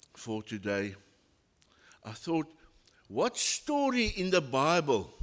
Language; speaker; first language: English; non-native, local second language; Afrikaans